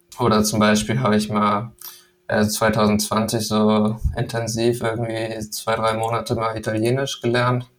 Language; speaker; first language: German; early bilingual, other home language; Danish